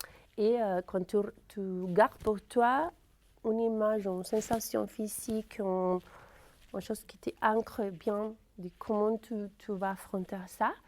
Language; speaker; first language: French; non-native, fluent; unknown